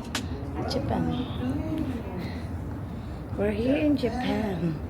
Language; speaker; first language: English; non-native, local second language; Filipino